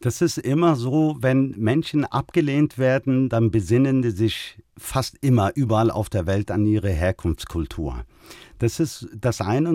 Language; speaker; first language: German; early bilingual, other home language; Turkish